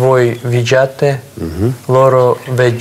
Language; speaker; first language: Italian; non-native, learner; Russian